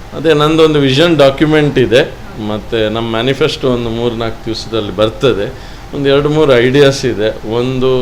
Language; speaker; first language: Kannada; native; Kannada